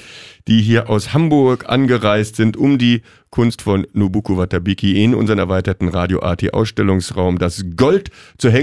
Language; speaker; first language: German; native; German